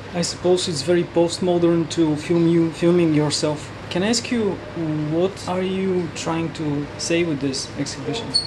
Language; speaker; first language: English; non-native, fluent; Bulgarian